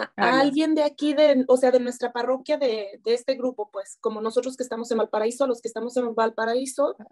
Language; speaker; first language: Spanish; native; Spanish